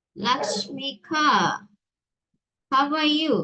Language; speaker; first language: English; non-native, local second language; Tamil